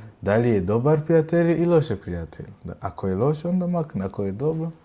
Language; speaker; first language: Bosnian; non-native, learner; Swahili